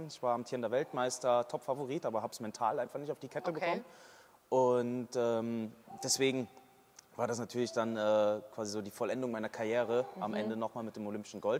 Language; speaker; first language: German; native; German